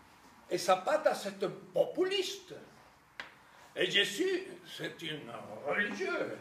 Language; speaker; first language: French; non-native, fluent; Spanish